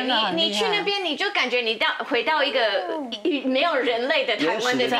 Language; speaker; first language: Chinese; non-native, fluent; Thai